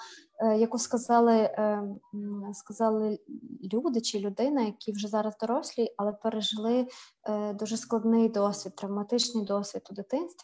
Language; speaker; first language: Ukrainian; native; Ukrainian